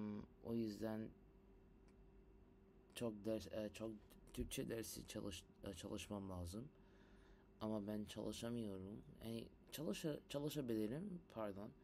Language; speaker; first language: Turkish; non-native, learner; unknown